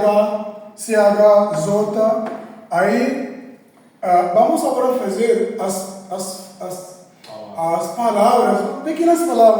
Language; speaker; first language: Portuguese; non-native, fluent; Hindi